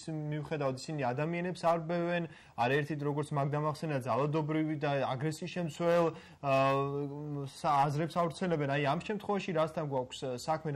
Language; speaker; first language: Georgian; native; Georgian